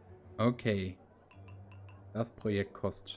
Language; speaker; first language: German; native; German